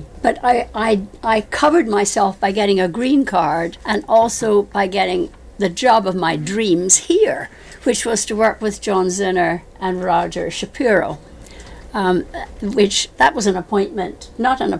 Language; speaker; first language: English; native; English